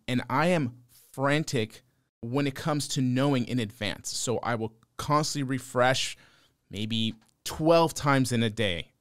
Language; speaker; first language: English; native; English